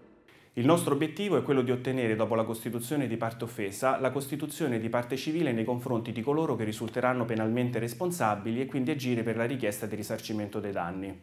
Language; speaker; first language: Italian; native; Italian